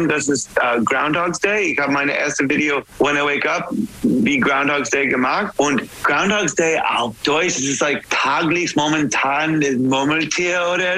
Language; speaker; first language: German; non-native, learner; English